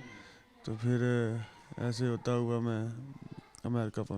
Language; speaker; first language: Hindi; non-native, local second language; Punjabi